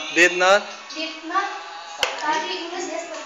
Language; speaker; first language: English; non-native, learner; Indonesian